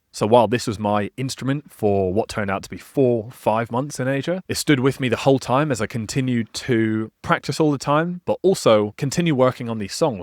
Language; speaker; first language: English; native; English